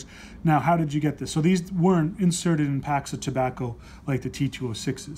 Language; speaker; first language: English; native; English